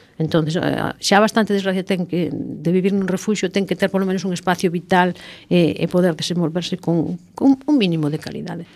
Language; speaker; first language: Galician; non-native, local second language; Spanish